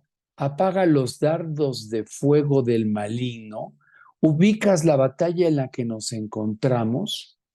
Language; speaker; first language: Spanish; native; Spanish